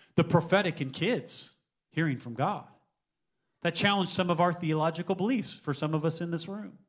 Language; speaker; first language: English; native; English